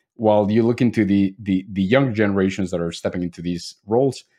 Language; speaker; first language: English; non-native, fluent; Spanish